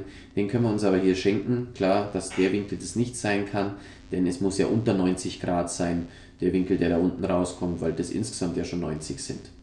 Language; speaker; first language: German; native; German